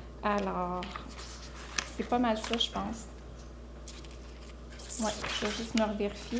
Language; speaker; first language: French; native; French